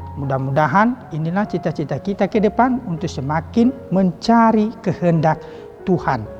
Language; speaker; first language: Indonesian; non-native, local second language; Nias